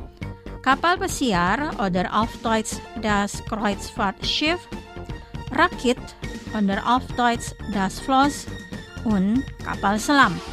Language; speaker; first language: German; non-native, fluent; Indonesian